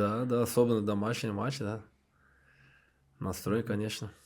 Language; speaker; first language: Russian; non-native, learner; Portuguese